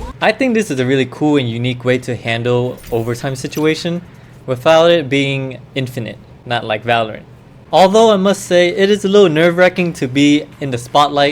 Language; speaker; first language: English; native; English